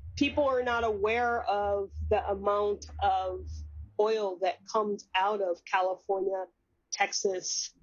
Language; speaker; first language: English; native; English